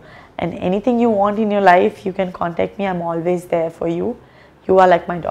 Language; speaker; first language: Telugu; non-native, learner; Gujarati